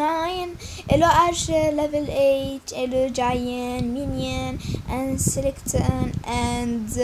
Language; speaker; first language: French; non-native, learner; Arabic